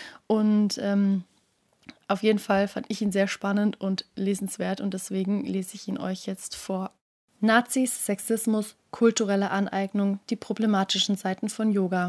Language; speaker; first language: German; native; German